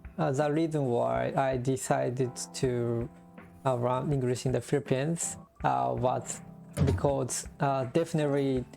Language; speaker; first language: English; non-native, learner; Japanese